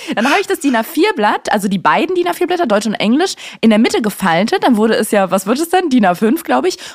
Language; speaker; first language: German; native; German